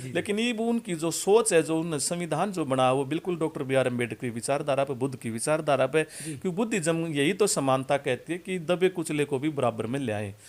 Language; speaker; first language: Hindi; native; Hindi